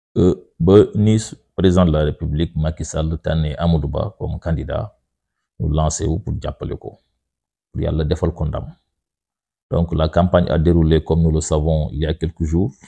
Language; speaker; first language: French; non-native, local second language; Wolof